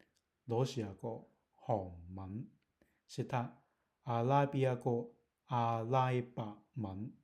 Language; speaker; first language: Japanese; non-native, learner; Cantonese